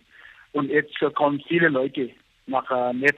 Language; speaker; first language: German; non-native, learner; Nepali